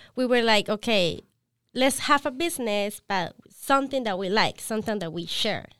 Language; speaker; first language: English; non-native, learner; Spanish